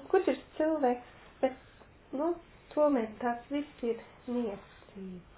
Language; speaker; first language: Latvian; non-native, local second language; Russian